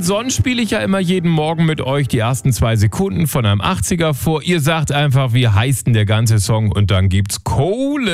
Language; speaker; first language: German; native; German